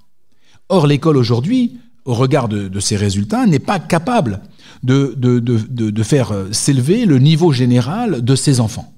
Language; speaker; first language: French; native; French